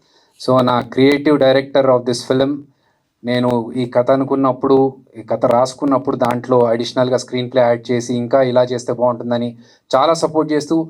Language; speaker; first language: Telugu; native; Telugu